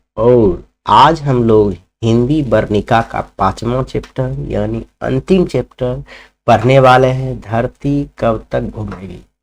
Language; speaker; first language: Hindi; native; Hindi